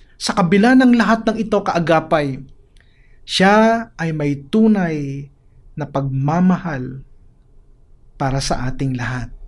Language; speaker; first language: Filipino; native; Filipino